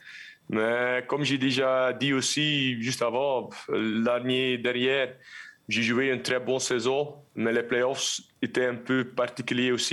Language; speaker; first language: French; non-native, local second language; Dutch